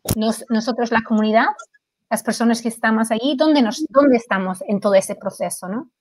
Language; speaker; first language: Spanish; non-native, fluent; English